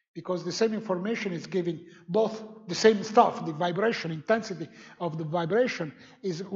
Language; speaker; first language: English; non-native, fluent; Italian